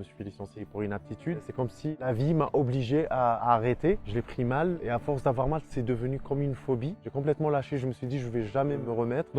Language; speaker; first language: French; non-native, local second language; Arabic